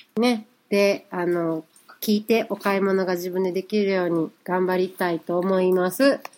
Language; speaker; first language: Japanese; native; Japanese